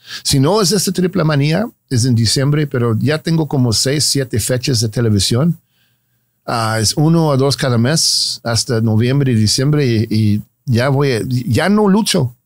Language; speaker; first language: Spanish; non-native, fluent; English